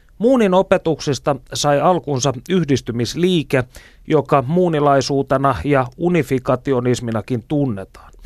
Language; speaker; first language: Finnish; native; Finnish